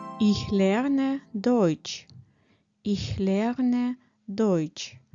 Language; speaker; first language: German; non-native, fluent; Ukrainian